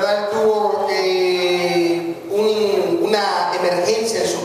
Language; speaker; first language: Spanish; native; Spanish